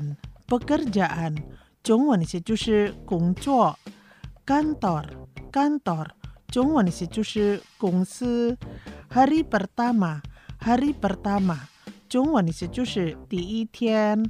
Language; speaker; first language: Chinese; non-native, learner; Indonesian